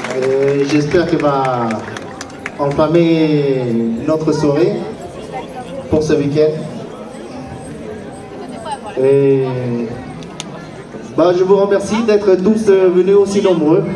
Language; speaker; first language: French; early bilingual, other home language; Hmong